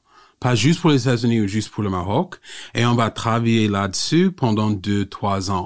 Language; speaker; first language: French; non-native, fluent; English